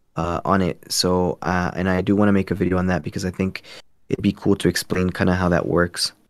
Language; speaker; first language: English; early bilingual, other home language; Spanish